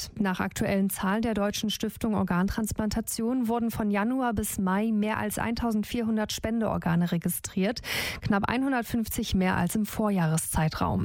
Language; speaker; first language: German; native; German